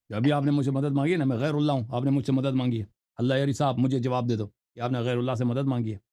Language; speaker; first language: Urdu; non-native, fluent; Persian